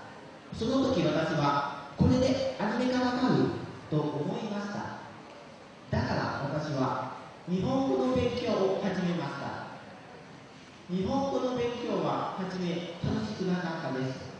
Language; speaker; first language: Japanese; non-native, learner; Lao